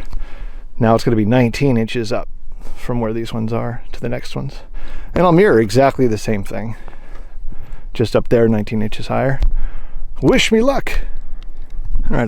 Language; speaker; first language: English; native; English